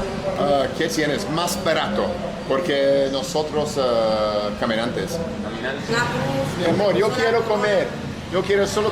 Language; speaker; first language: Spanish; non-native, learner; English